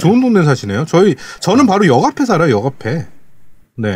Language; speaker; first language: Korean; native; Korean